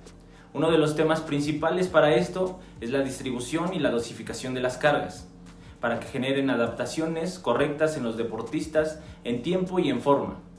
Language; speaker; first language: Spanish; native; Spanish